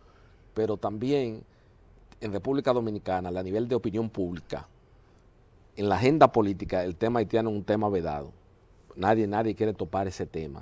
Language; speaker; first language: Spanish; native; Spanish